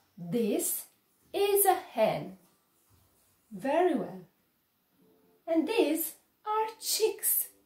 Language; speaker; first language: English; non-native, fluent; Romanian